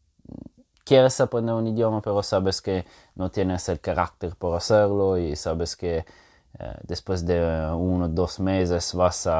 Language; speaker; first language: Spanish; non-native, fluent; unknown